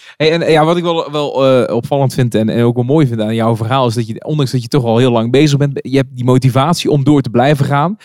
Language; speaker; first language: Dutch; native; Dutch